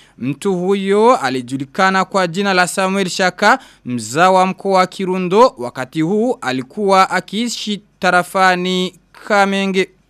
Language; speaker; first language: Swahili; non-native, local second language; Rundi